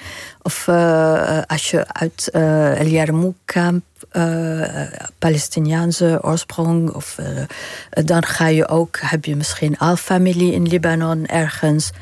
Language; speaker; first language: Dutch; non-native, learner; Arabic